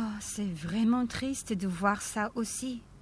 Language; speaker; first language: French; non-native, fluent; Korean